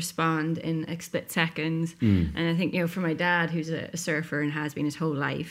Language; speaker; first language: English; native; English